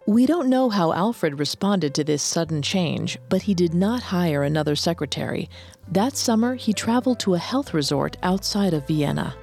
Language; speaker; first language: English; native; English